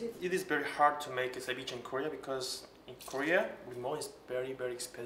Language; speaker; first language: English; non-native, learner; Korean